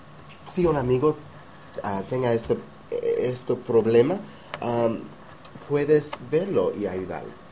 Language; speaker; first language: Spanish; non-native, learner; English